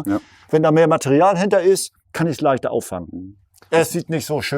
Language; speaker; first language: German; native; German